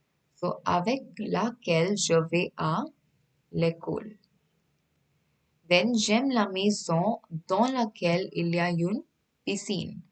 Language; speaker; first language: French; non-native, fluent; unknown